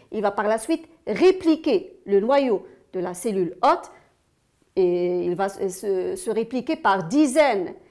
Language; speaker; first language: French; non-native, local second language; Arabic